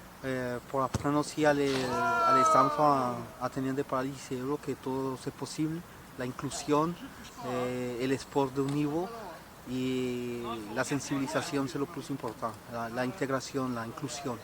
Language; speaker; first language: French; non-native, learner; Spanish